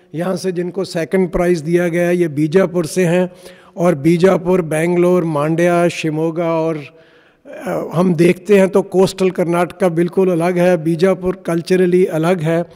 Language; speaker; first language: Hindi; non-native, local second language; Punjabi